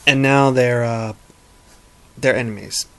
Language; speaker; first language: English; native; English